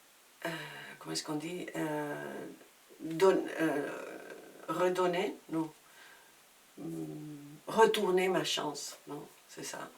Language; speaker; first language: French; non-native, fluent; Spanish